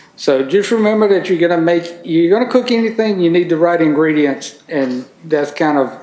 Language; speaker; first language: English; native; English